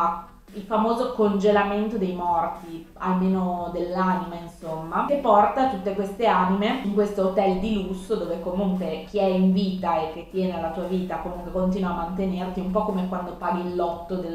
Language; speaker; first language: Italian; native; Italian